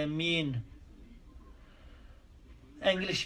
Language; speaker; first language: English; non-native, learner; Turkish